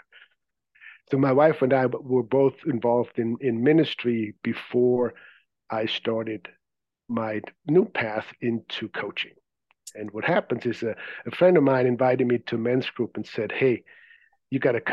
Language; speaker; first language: English; non-native, fluent; Swiss German